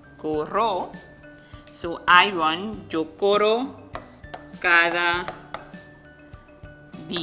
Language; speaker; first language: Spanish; non-native, fluent; English